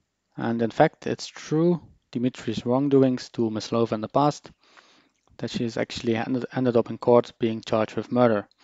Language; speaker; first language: English; non-native, fluent; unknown